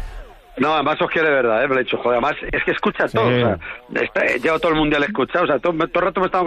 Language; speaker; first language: Spanish; native; Spanish